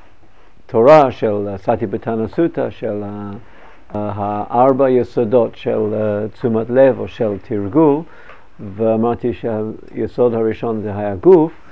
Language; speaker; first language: Hebrew; non-native, fluent; English